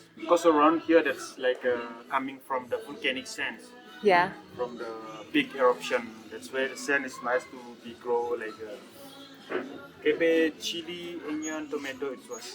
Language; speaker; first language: English; non-native, learner; Indonesian